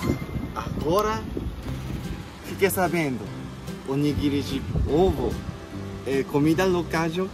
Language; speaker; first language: Portuguese; non-native, local second language; Japanese